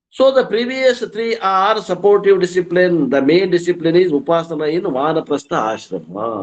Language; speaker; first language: English; non-native, local second language; Kannada